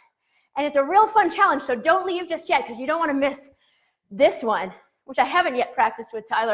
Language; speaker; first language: English; native; English